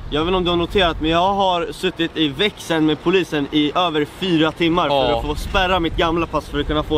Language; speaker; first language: Swedish; native; Swedish